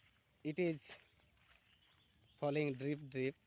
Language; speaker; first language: English; non-native, learner; Bangla